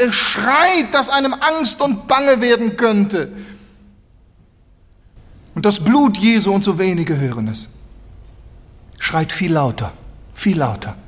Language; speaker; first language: German; native; German